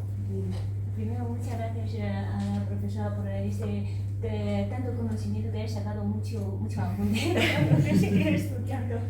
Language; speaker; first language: Spanish; non-native, learner; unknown